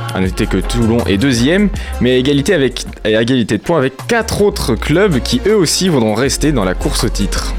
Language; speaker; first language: French; native; French